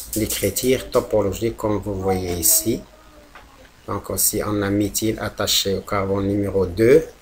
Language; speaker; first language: French; non-native, local second language; Arabic